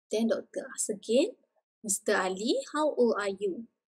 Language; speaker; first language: English; non-native, local second language; Malay